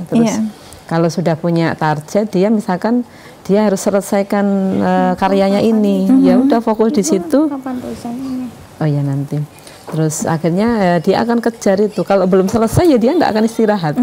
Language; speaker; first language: Indonesian; native; Indonesian